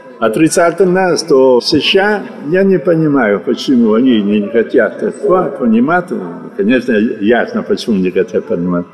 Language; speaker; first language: Russian; non-native, learner; Italian